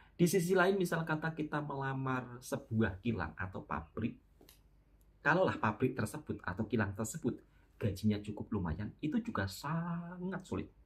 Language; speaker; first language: Indonesian; native; Indonesian